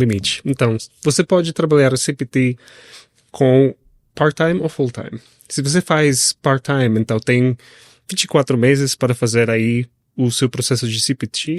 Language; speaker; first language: Portuguese; non-native, fluent; Spanish